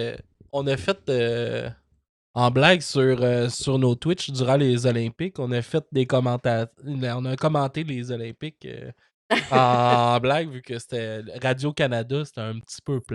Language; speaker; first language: French; native; French